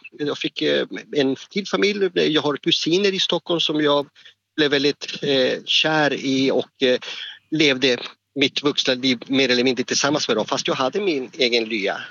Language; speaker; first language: Swedish; non-native, fluent; Spanish